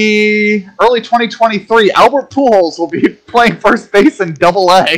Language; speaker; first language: English; native; English